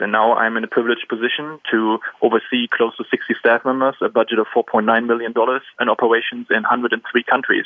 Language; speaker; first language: English; non-native, fluent; German